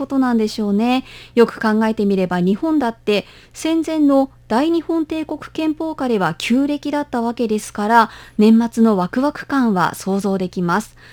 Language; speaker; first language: Japanese; native; Japanese